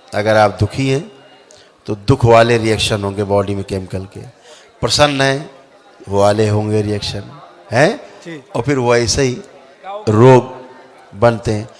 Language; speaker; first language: Hindi; native; Hindi